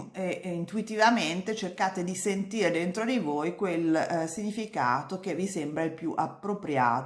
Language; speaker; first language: Italian; native; Italian